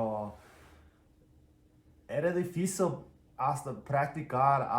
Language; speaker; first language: Spanish; non-native, fluent; English